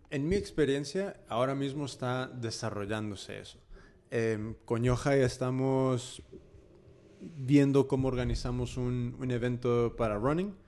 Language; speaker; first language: Spanish; early bilingual, heritage; Spanish